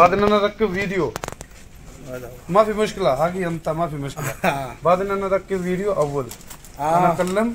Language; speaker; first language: Arabic; non-native, learner; Hindi